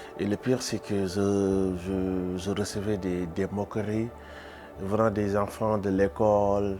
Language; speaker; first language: French; non-native, local second language; Wolof